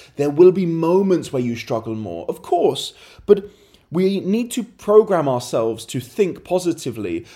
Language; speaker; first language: English; native; English